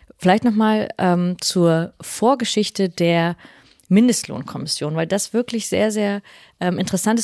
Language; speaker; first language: German; native; German